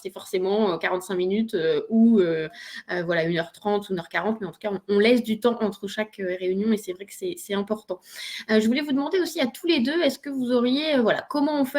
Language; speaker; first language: French; native; French